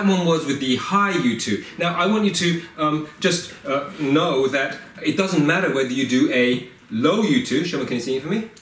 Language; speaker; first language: English; native; English